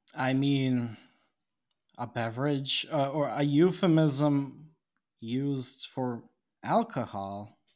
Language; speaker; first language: English; non-native, fluent; Bosnian